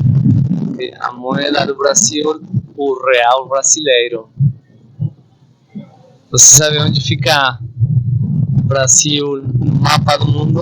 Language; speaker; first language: Portuguese; non-native, fluent; Spanish